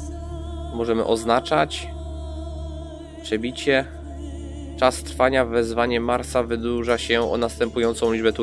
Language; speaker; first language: Polish; native; Polish